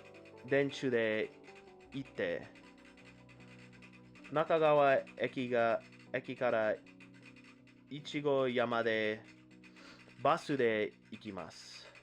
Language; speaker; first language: Japanese; non-native, learner; English